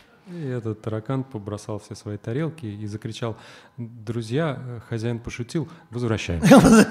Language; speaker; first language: Russian; native; Russian